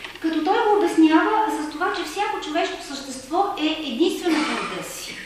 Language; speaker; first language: Bulgarian; native; Bulgarian